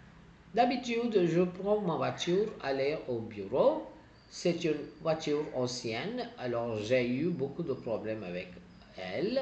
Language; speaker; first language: French; non-native, fluent; Tamil